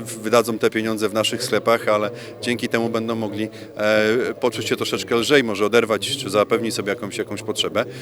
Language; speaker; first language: Polish; native; Polish